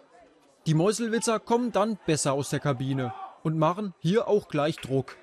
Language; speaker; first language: German; native; German